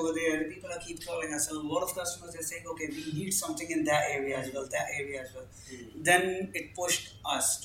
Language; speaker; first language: English; non-native, local second language; Punjabi